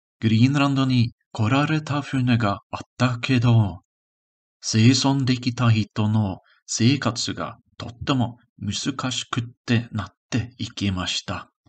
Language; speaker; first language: Japanese; non-native, learner; English